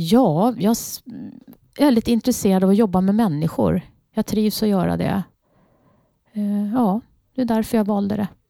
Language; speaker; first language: Swedish; non-native, fluent; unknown